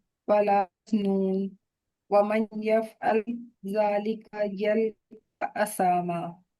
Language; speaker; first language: Arabic; non-native, learner; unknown